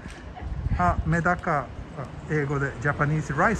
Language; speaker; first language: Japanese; non-native, fluent; Swedish